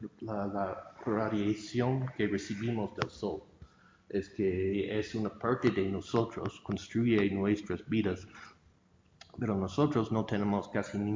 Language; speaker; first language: Spanish; non-native, fluent; English